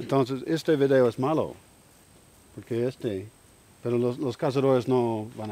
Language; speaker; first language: Spanish; non-native, learner; English